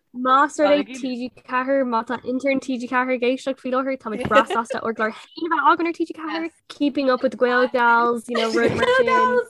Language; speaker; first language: Irish; non-native, local second language; English